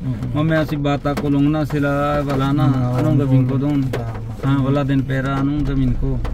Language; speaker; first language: Filipino; non-native, local second language; Punjabi